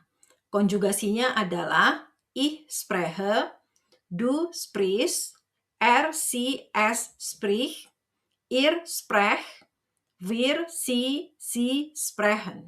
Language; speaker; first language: German; non-native, fluent; Indonesian